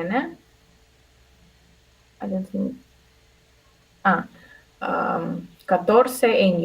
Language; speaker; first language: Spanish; non-native, learner; Russian